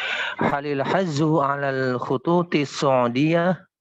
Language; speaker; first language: Arabic; non-native, learner; Indonesian